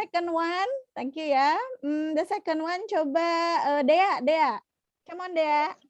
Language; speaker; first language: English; non-native, fluent; Indonesian